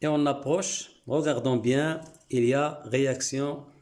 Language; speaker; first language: French; non-native, local second language; Arabic